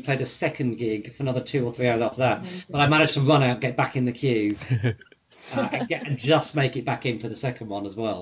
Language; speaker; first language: English; native; English